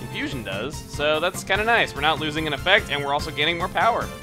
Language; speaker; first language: English; native; English